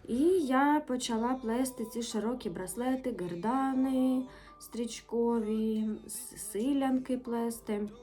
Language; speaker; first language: Ukrainian; native; Ukrainian